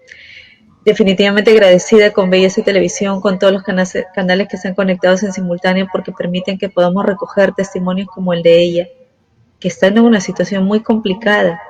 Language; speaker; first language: Spanish; native; Spanish